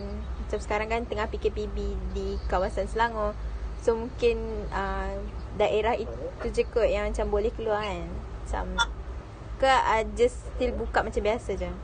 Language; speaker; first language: Malay; native; Malay